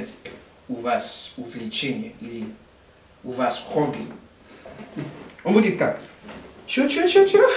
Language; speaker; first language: Russian; non-native, learner; English